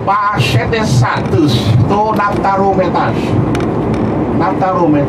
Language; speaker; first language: Russian; non-native, fluent; Vietnamese